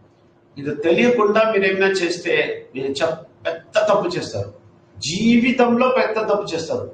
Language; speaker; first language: Telugu; non-native, fluent; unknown